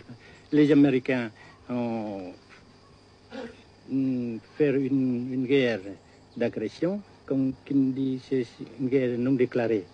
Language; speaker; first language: French; non-native, fluent; Vietnamese